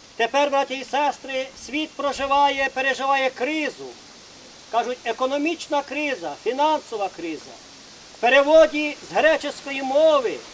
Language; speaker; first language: Ukrainian; native; Ukrainian